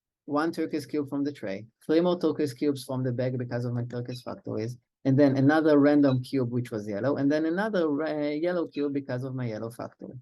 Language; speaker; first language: English; non-native, fluent; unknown